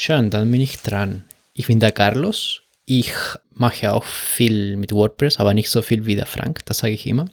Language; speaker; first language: German; non-native, fluent; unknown